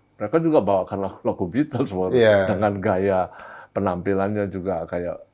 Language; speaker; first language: Indonesian; native; Indonesian